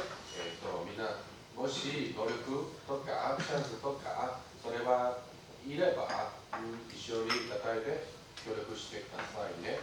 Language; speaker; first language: Japanese; non-native, learner; Chinese